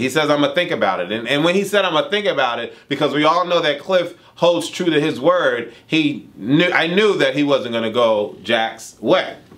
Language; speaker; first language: English; native; English